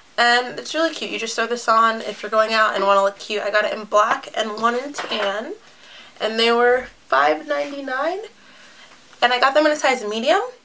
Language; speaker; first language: English; native; English